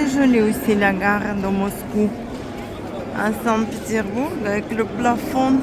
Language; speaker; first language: French; non-native, fluent; Russian